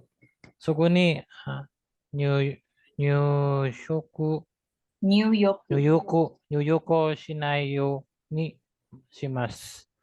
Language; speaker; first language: Japanese; non-native, learner; Cebuano